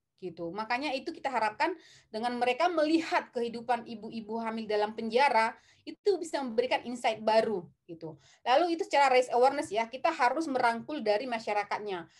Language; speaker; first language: Indonesian; non-native, local second language; Batak Toba